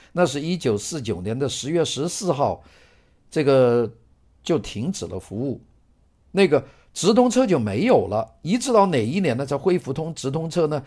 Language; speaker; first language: Chinese; non-native, local second language; Cantonese